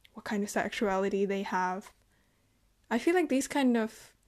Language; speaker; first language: English; non-native, fluent; Vietnamese